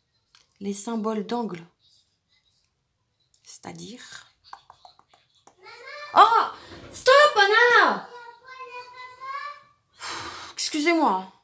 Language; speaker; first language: French; native; French